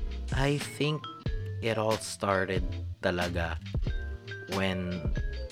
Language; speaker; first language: English; non-native, local second language; Filipino